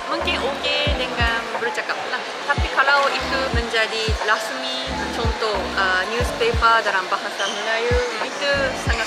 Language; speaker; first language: Indonesian; non-native, fluent; Japanese